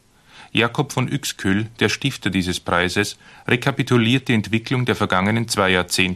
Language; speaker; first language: German; native; German